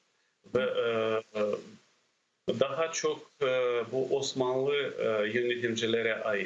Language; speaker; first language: Turkish; non-native, fluent; Ukrainian